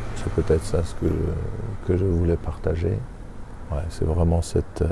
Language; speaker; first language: French; non-native, fluent; German